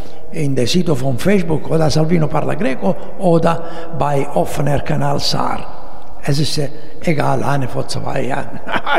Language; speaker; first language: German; non-native, learner; Italian